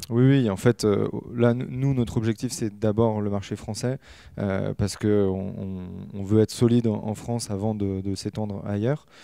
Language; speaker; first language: French; native; French